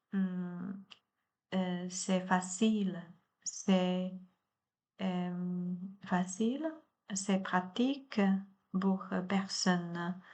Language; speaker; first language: French; non-native, learner; Chinese